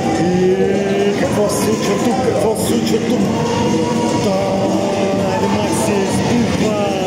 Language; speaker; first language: Bulgarian; native; Bulgarian